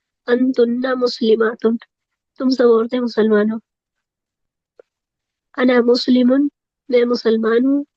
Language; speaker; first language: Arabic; non-native, learner; Urdu